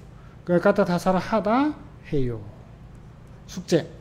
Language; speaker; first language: Indonesian; non-native, fluent; Korean